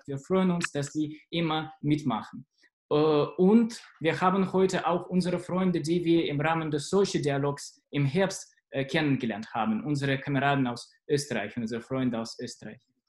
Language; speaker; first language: German; non-native, fluent; Russian